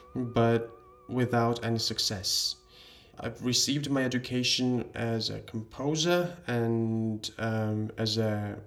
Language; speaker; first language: English; non-native, fluent; Georgian